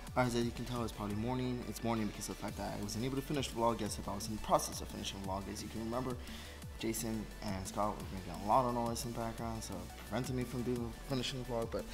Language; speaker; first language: English; native; English